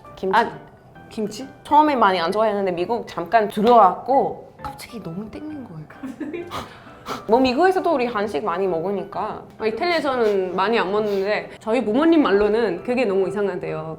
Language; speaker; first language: Korean; non-native, fluent; Italian